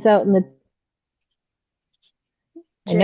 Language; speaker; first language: English; native; English